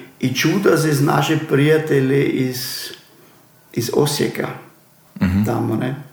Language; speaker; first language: Croatian; native; Croatian